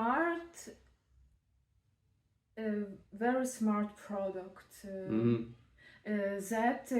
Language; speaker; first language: English; non-native, learner; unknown